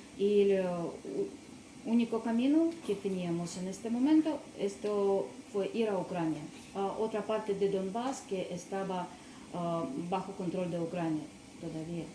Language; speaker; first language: Spanish; non-native, learner; Russian